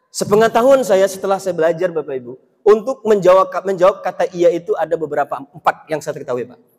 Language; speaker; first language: Indonesian; non-native, local second language; Minangkabau